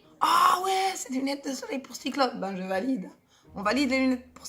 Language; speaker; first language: French; native; French